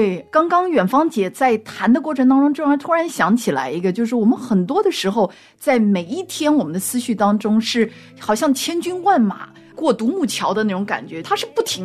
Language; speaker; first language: Chinese; native; Chinese